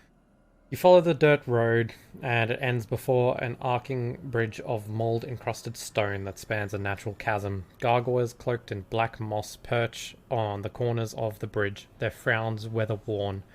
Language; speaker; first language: English; native; English